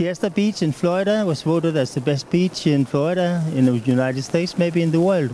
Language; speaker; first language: English; non-native, fluent; Danish